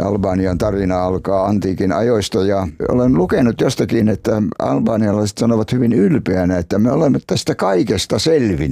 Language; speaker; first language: Finnish; native; Finnish